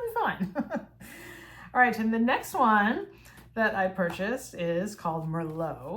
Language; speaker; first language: English; native; English